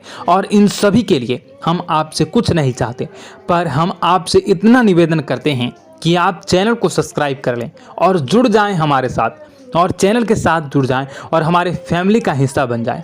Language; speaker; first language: Hindi; native; Hindi